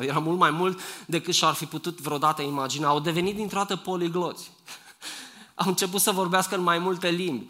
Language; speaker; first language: Romanian; native; Romanian